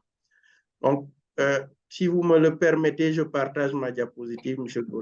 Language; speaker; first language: French; non-native, local second language; Wolof